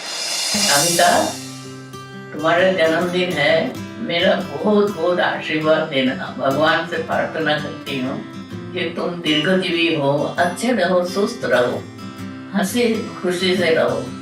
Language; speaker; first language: Hindi; non-native, local second language; Bangla